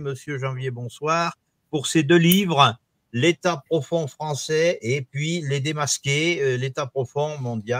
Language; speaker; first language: French; native; French